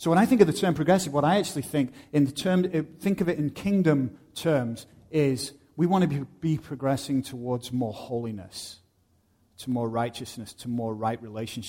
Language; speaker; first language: English; native; English